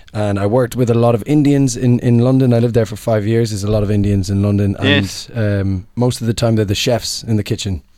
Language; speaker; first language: English; native; English